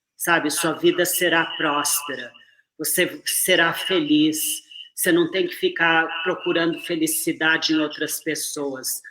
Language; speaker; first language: Portuguese; native; Portuguese